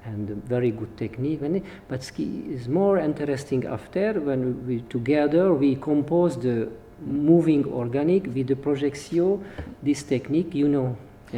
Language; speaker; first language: English; non-native, learner; Hungarian